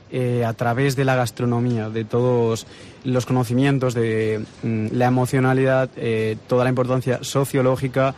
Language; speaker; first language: Spanish; native; Spanish